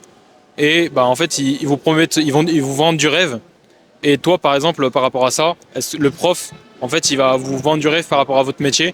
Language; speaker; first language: French; native; French